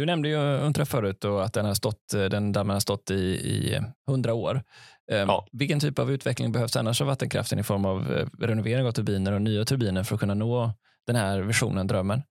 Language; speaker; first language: Swedish; native; Swedish